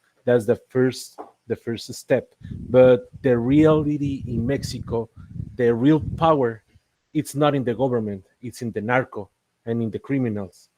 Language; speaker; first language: English; non-native, learner; Spanish